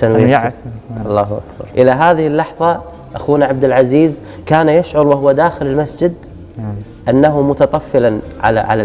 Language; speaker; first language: Arabic; native; Arabic